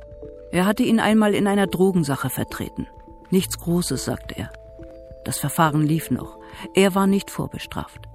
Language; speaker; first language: German; native; German